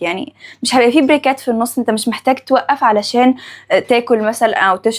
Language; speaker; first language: Arabic; native; Arabic